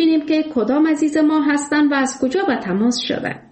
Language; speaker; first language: Persian; native; Persian